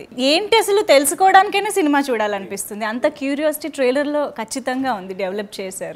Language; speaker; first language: Telugu; native; Telugu